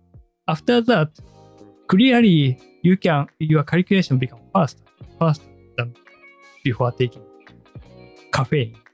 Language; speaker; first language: English; non-native, learner; Japanese